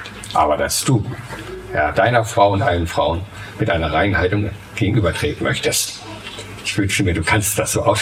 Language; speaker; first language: German; native; German